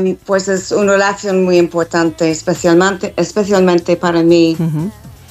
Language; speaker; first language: Spanish; non-native, fluent; English